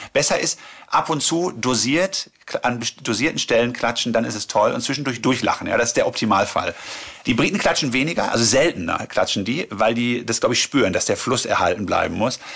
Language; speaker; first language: German; native; German